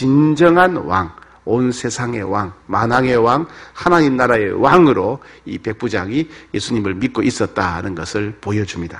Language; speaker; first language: Korean; native; Korean